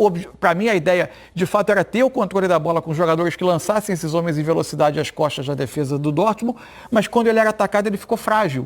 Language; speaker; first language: Portuguese; native; Portuguese